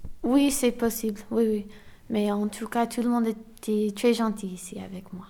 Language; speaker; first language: French; non-native, fluent; English